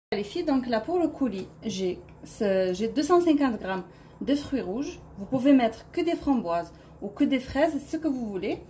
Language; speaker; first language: French; non-native, local second language; Arabic